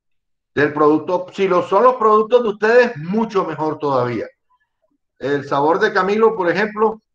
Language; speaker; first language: Spanish; native; Spanish